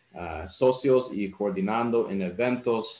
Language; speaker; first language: Spanish; non-native, fluent; English